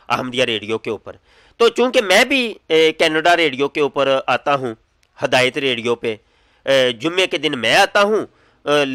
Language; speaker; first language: Urdu; non-native, local second language; Punjabi